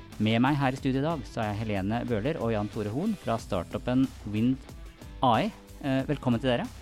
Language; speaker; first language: Norwegian; native; Norwegian